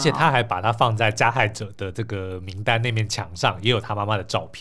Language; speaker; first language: Chinese; native; Chinese